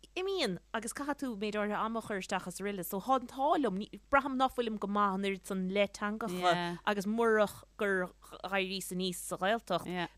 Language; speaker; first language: Irish; native; Irish